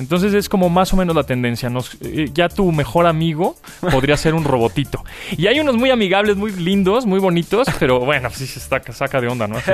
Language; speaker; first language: Spanish; native; Spanish